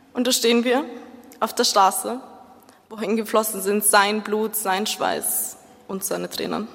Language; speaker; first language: German; early bilingual, other home language; Zaza